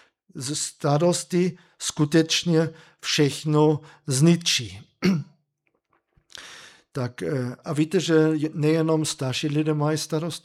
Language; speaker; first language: Czech; non-native, fluent; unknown